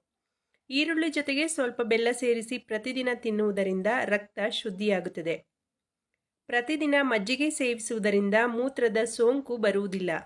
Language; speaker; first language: Kannada; native; Kannada